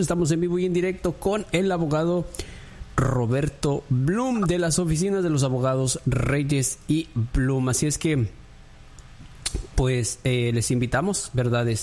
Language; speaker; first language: Spanish; native; Spanish